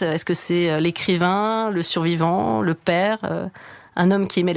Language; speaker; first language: French; native; French